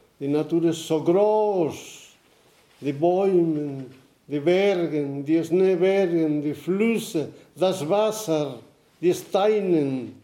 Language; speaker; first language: German; non-native, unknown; Aymara